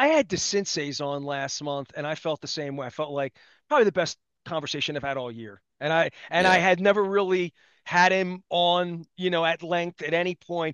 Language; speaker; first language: English; native; English